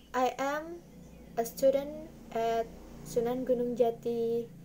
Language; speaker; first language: English; non-native, learner; Indonesian